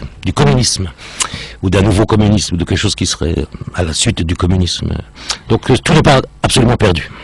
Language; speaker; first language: French; native; French